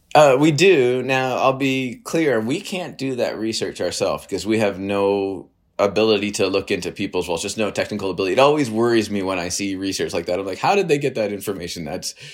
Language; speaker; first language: English; native; English